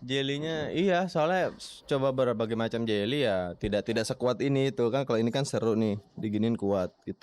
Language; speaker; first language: Indonesian; native; Indonesian